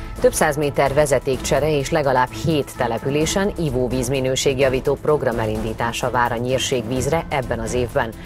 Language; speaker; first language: Hungarian; native; Hungarian